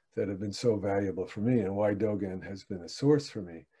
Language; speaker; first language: English; native; English